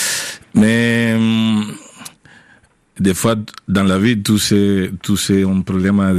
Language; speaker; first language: French; non-native, fluent; Spanish